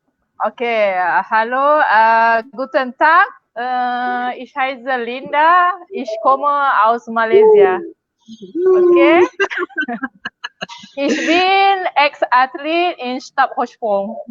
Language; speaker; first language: German; non-native, learner; Malay